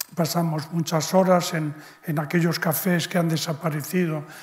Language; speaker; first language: Spanish; native; Spanish